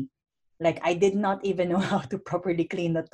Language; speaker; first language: English; non-native, local second language; Filipino